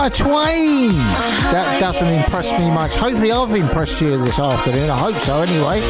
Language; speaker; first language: English; native; English